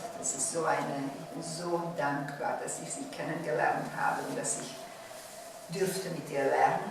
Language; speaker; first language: German; non-native, fluent; Bosnian